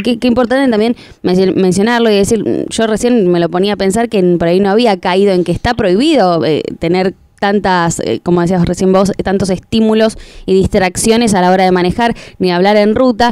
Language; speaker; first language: Spanish; native; Spanish